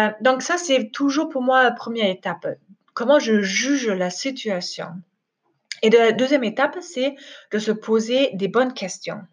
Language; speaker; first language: French; non-native, fluent; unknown